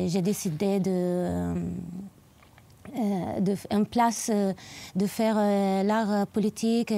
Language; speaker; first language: French; non-native, learner; Arabic